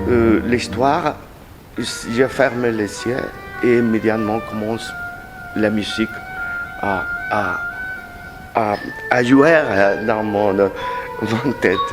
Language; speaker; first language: French; non-native, learner; Spanish